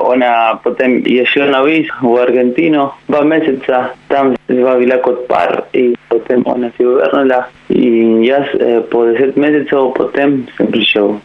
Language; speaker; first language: Slovenian; non-native, learner; Spanish